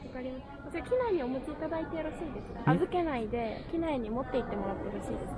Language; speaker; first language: Japanese; native; Japanese